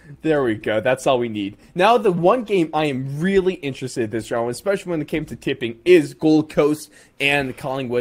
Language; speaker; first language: English; native; English